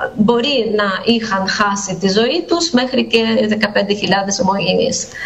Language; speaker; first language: Greek; non-native, fluent; Russian